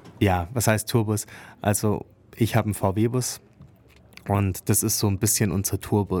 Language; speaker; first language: German; native; German